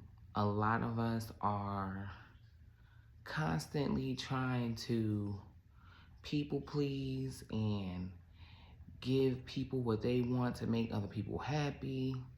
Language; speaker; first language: English; native; English